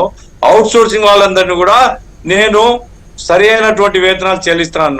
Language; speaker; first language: Telugu; native; Telugu